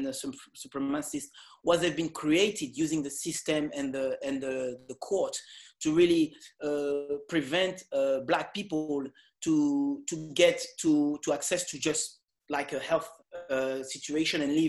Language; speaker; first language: English; non-native, fluent; French